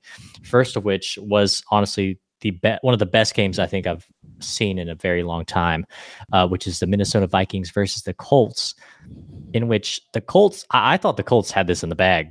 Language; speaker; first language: English; native; English